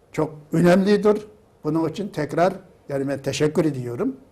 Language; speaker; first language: Turkish; non-native, fluent; Uyghur